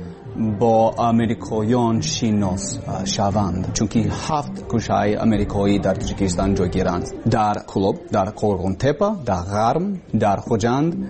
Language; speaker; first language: Persian; non-native, learner; English